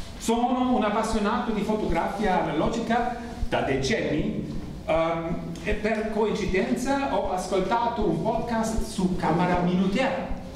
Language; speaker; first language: Italian; non-native, learner; German